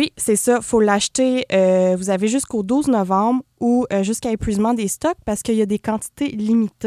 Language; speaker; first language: French; native; French